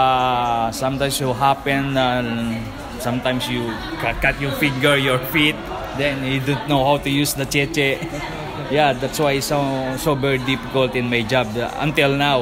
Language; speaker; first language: English; non-native, local second language; Filipino